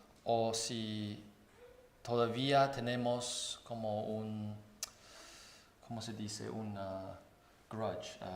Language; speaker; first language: Spanish; non-native, fluent; Chinese